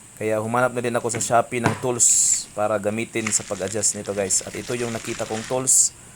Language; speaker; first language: Filipino; non-native, local second language; Cebuano